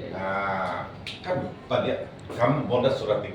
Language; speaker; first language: Indonesian; non-native, learner; Chinese